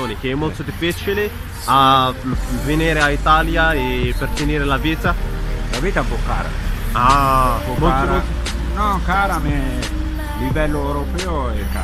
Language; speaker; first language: Italian; non-native, learner; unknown